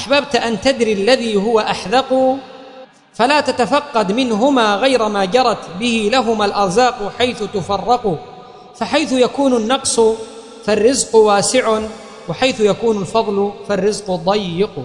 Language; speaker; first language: Arabic; native; Arabic